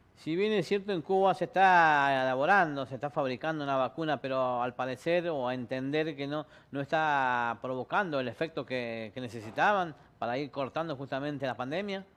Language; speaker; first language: Spanish; native; Spanish